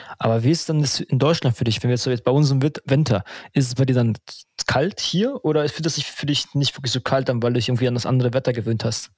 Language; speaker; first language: German; native; German